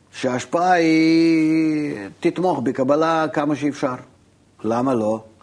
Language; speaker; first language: Hebrew; non-native, fluent; Russian